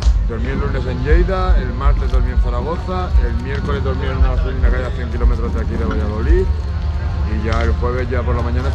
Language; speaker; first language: Spanish; native; Spanish